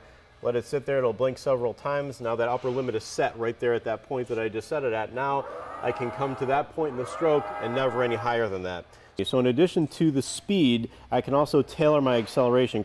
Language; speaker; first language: English; native; English